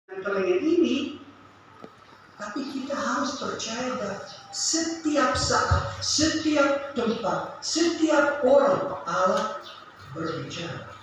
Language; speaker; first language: Indonesian; non-native, fluent; English